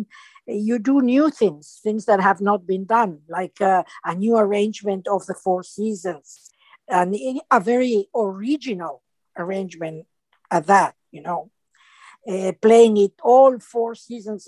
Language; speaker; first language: English; non-native, fluent; Spanish